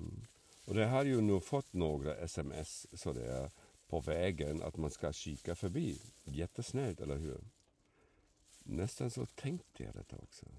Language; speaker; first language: Swedish; non-native, fluent; German